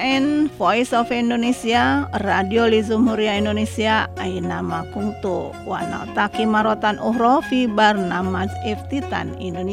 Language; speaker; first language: Arabic; non-native, fluent; Indonesian